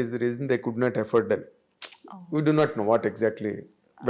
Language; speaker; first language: Telugu; native; Telugu